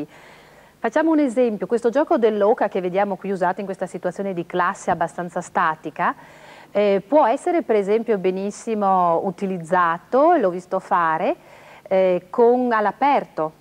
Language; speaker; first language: Italian; native; Italian